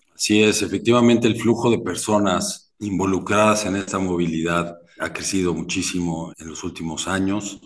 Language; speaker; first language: Spanish; native; Spanish